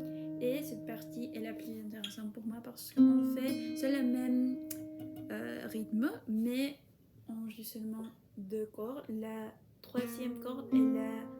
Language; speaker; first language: French; non-native, fluent; Spanish